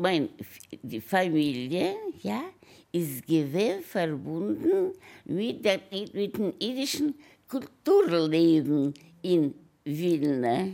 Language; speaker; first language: German; non-native, learner; Yiddish